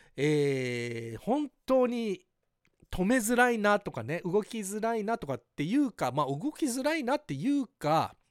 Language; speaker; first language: Japanese; early bilingual, heritage; Japanese